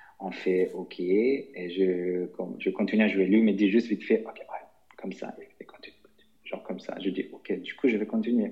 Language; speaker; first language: French; non-native, fluent; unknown